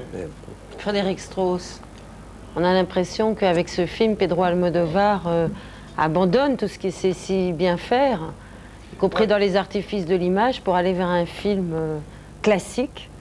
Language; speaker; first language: French; native; French